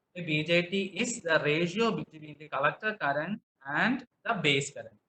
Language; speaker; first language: English; non-native, local second language; Malayalam